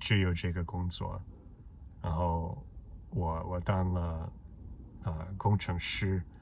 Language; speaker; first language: Chinese; non-native, fluent; English